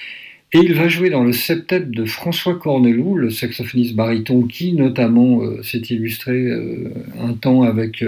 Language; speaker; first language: French; native; French